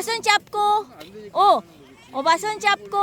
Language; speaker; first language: Korean; non-native, learner; Filipino